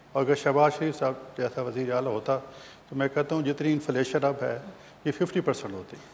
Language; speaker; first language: Urdu; native; Urdu